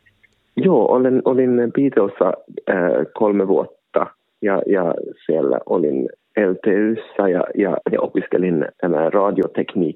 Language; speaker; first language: Finnish; non-native, local second language; Swedish